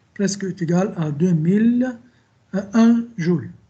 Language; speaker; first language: French; non-native, local second language; Arabic